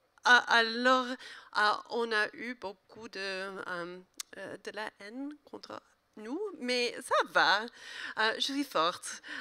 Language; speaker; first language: French; non-native, learner; English